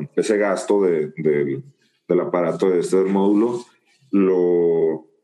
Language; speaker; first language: Spanish; native; Spanish